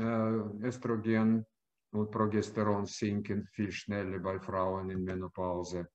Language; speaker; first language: German; non-native, fluent; Russian